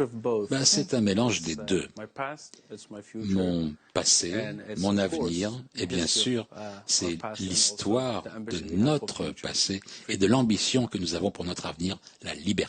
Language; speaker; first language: French; non-native, fluent; Persian